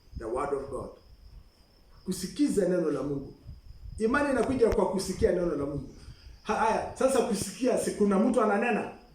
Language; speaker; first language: Swahili; non-native, local second language; Masai